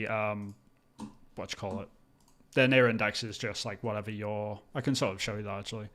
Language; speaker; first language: English; native; English